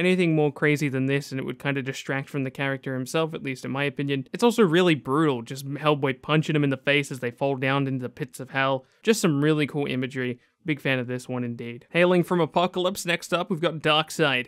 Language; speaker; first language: English; native; English